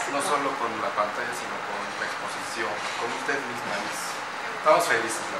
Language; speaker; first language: Spanish; native; Spanish